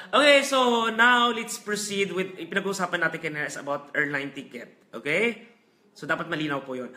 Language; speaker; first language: Filipino; non-native, local second language; Hiligaynon